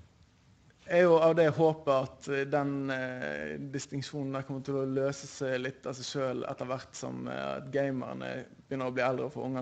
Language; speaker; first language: Norwegian; native; Norwegian